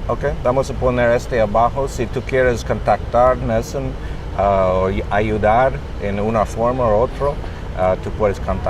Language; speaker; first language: Spanish; non-native, learner; English